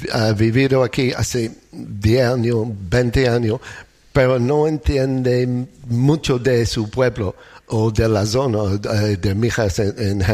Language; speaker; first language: Spanish; non-native, fluent; English